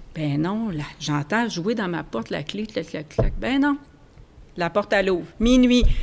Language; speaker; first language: French; native; French